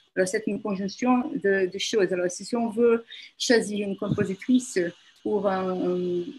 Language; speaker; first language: French; non-native, fluent; Portuguese